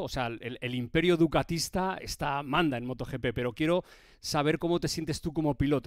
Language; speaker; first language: Spanish; native; Spanish